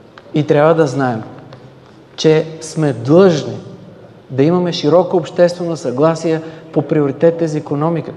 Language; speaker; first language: Bulgarian; native; Bulgarian